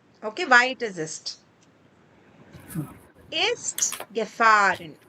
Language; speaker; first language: German; non-native, fluent; Kannada